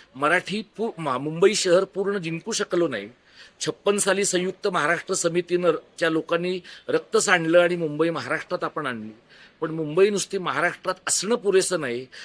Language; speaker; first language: Marathi; native; Marathi